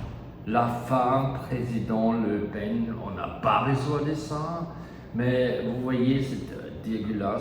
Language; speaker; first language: French; non-native, learner; German